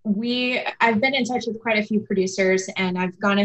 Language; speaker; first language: English; native; English